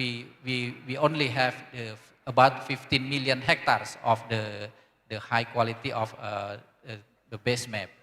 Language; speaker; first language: English; non-native, learner; Indonesian